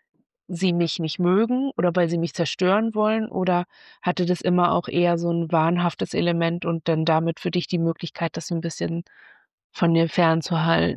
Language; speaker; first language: German; native; German